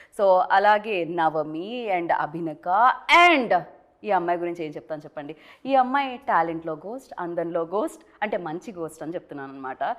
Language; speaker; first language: Telugu; native; Telugu